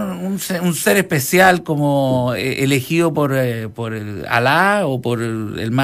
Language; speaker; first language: Spanish; native; Spanish